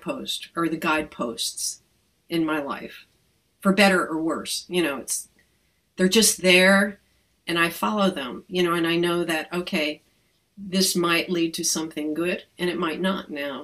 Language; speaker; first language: English; native; English